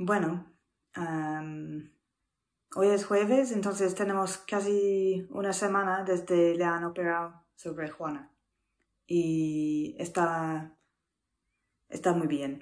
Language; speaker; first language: Spanish; non-native, learner; English